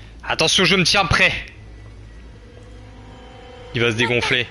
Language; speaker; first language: French; native; French